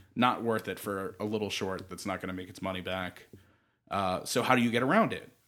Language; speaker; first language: English; native; English